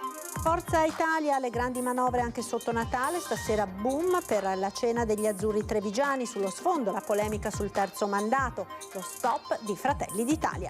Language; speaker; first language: Italian; native; Italian